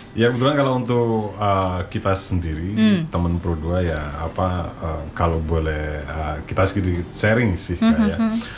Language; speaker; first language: Indonesian; native; Indonesian